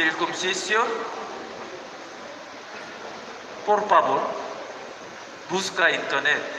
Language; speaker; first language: Spanish; non-native, learner; Korean